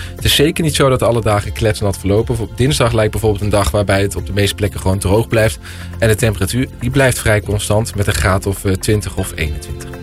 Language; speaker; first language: Dutch; native; Dutch